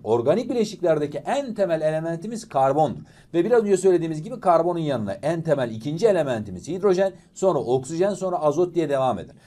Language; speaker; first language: Turkish; native; Turkish